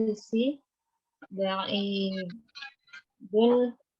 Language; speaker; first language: Arabic; non-native, learner; Indonesian